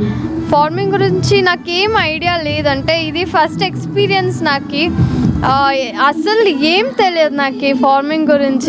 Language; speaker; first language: Telugu; non-native, learner; Kannada